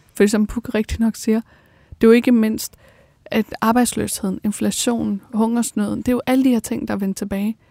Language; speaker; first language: Danish; early bilingual, other home language; Persian